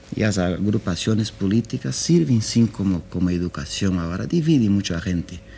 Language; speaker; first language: Spanish; non-native, learner; Portuguese